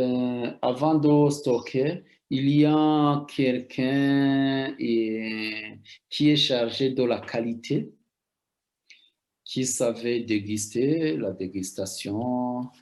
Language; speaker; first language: French; non-native, local second language; Rundi